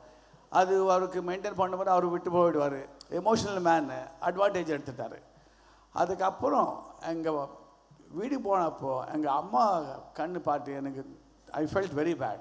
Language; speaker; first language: Tamil; non-native, learner; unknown